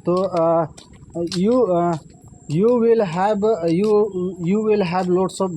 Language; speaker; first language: English; non-native, learner; Hindi